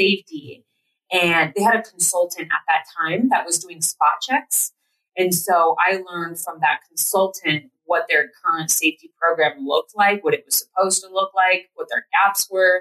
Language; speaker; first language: English; native; English